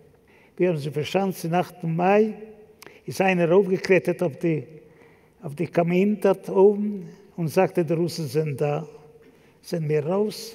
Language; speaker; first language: German; non-native, fluent; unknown